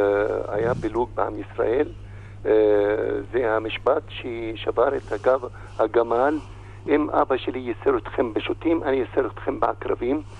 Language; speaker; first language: Hebrew; non-native, local second language; Arabic